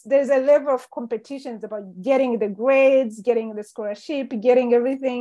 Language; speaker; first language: English; non-native, local second language; Kinyarwanda